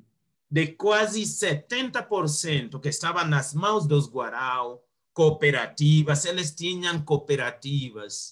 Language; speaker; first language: Portuguese; non-native, fluent; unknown